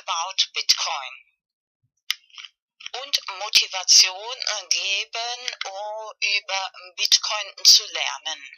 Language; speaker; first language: German; non-native, fluent; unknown